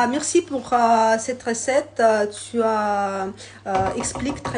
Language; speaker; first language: French; non-native, learner; Russian